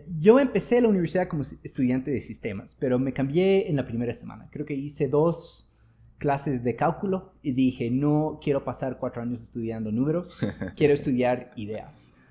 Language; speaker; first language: Spanish; non-native, fluent; English